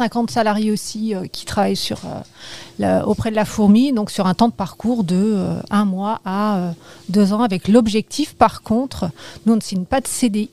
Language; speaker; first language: French; native; French